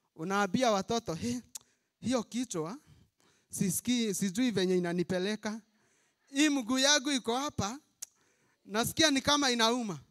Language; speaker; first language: Swahili; non-native, local second language; Kikuyu